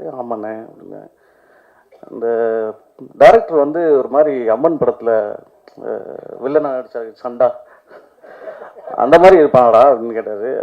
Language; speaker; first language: Tamil; native; Tamil